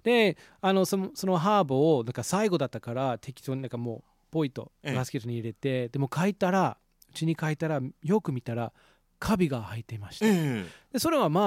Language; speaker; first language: Japanese; non-native, fluent; English